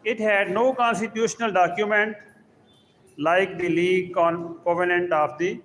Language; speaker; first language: English; non-native, local second language; Urdu